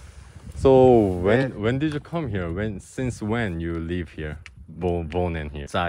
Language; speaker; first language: English; non-native, learner; Korean